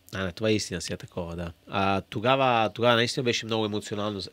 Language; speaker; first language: Bulgarian; non-native, learner; Italian